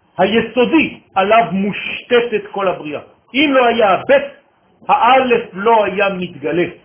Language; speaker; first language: Hebrew; non-native, fluent; French